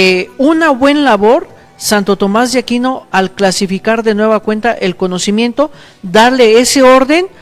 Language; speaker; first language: Spanish; native; Spanish